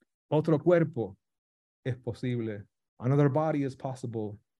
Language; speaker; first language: Spanish; early bilingual, heritage; Spanish